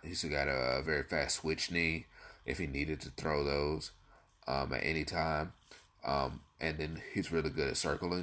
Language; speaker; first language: English; native; English